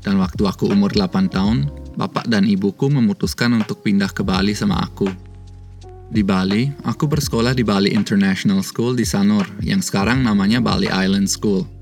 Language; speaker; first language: Indonesian; early bilingual, other home language; Swiss German